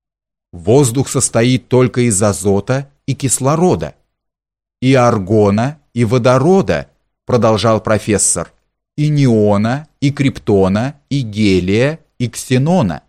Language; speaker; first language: Russian; native; Russian